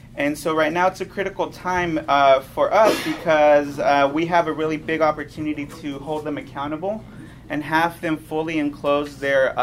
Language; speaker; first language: English; early bilingual, other home language; Spanish